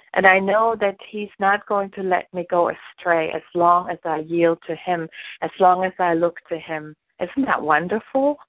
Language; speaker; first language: English; non-native, fluent; German